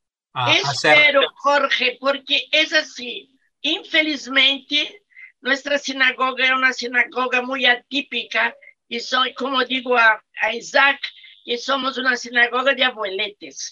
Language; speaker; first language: Spanish; non-native, fluent; Portuguese